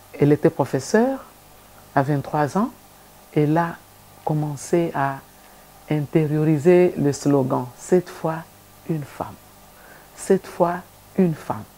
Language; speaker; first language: French; non-native, local second language; Lingala